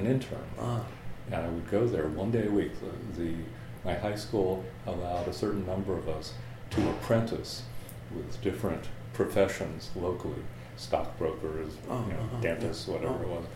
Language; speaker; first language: English; native; English